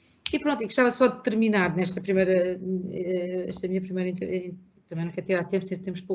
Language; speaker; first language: Portuguese; native; Portuguese